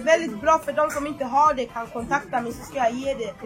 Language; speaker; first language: Swedish; non-native, fluent; Lingala